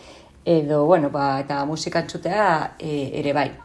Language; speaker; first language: Basque; non-native, local second language; Spanish